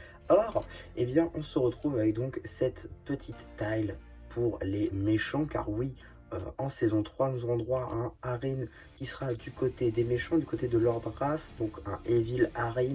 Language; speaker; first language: French; native; French